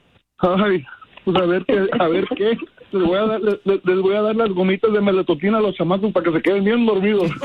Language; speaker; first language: Spanish; native; Spanish